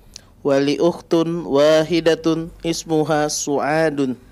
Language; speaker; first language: Arabic; non-native, learner; Indonesian